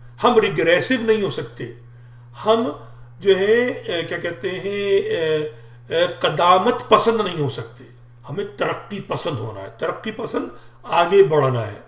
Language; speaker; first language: Urdu; native; Urdu